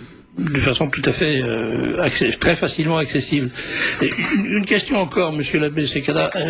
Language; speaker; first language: French; native; French